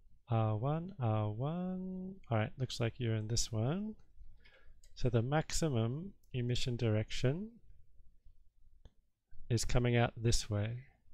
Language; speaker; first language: English; native; English